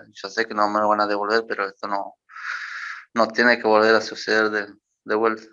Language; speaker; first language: Spanish; native; Spanish